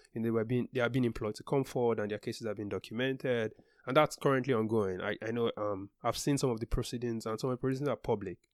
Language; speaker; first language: English; non-native, local second language; Yoruba